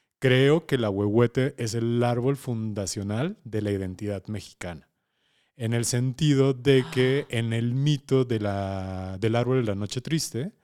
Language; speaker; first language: Spanish; native; Spanish